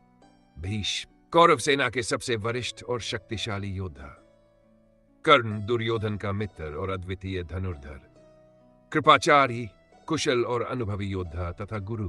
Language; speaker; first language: Hindi; native; Hindi